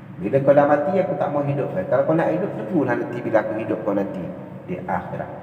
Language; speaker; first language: Malay; native; Malay